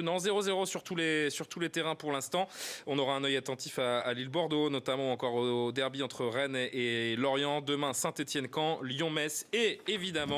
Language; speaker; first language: French; native; French